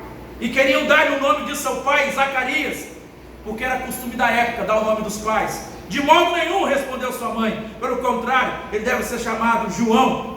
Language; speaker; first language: Portuguese; native; Portuguese